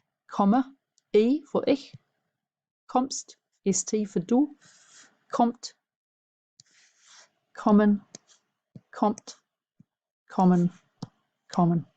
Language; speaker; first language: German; non-native, fluent; English